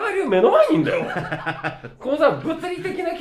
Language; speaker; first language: Japanese; native; Japanese